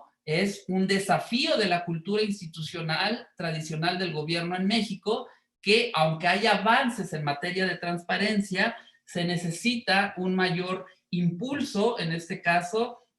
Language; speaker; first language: Spanish; native; Spanish